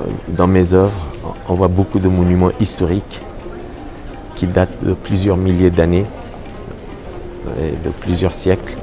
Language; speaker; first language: French; non-native, fluent; Persian